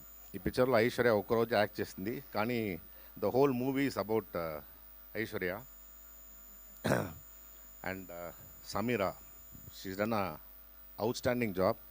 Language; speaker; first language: Telugu; non-native, local second language; Tamil